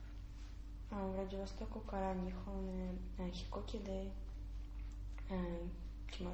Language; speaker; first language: Japanese; non-native, learner; Russian